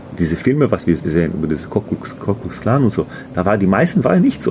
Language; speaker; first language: German; non-native, learner; Hebrew